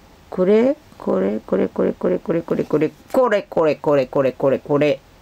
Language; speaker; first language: Japanese; native; Japanese